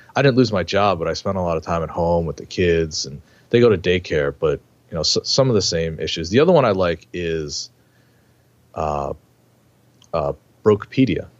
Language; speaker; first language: English; native; English